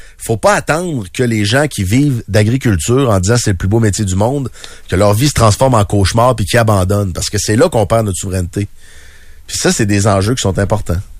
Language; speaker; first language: French; native; French